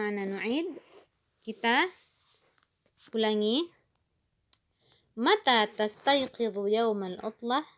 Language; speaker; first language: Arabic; non-native, fluent; Indonesian